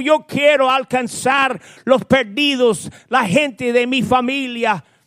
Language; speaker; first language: Spanish; non-native, fluent; English